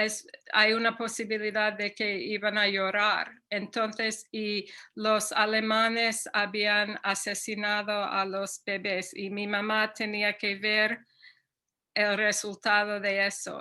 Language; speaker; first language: Spanish; non-native, fluent; English